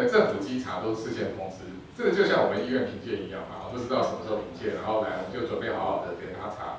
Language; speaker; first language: Chinese; native; Chinese